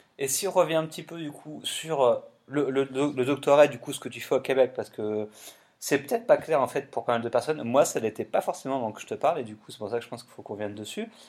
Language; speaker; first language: French; native; French